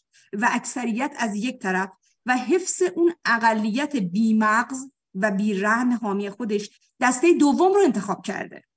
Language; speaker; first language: Persian; native; Persian